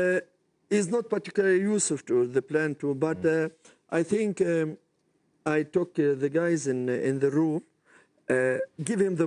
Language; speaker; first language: English; non-native, learner; French